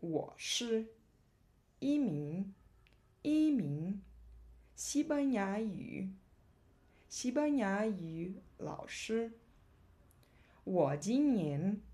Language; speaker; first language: Chinese; non-native, learner; Portuguese